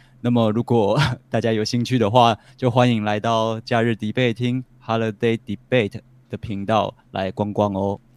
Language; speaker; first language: Chinese; native; Chinese